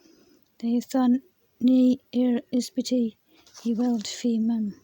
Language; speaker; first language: Welsh; non-native, learner; English